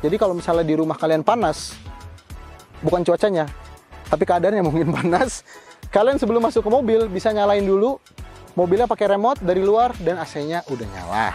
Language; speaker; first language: Indonesian; native; Indonesian